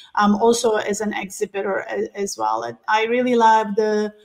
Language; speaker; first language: English; non-native, fluent; Turkish